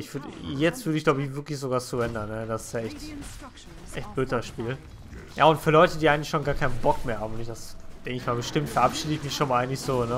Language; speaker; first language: German; native; German